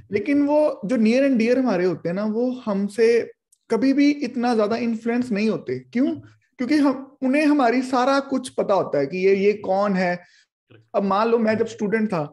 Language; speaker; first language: Hindi; native; Hindi